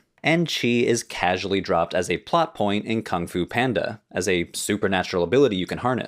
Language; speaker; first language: English; native; English